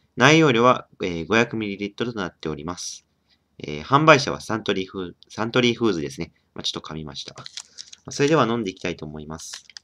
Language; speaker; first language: Japanese; native; Japanese